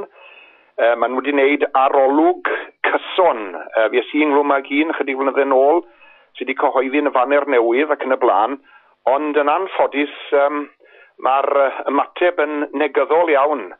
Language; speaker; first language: Welsh; native; Welsh